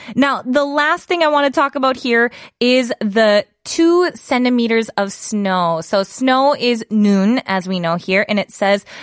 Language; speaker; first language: English; native; English